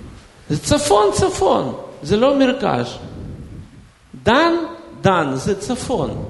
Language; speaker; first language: Hebrew; non-native, fluent; Russian